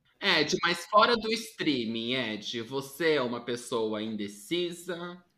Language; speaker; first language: Portuguese; early bilingual, heritage; Portuguese